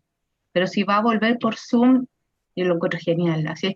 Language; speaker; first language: Spanish; native; Spanish